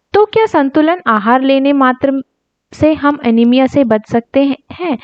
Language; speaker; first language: Hindi; non-native, local second language; Tamil